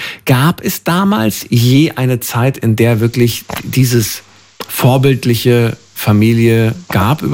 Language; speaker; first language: German; native; German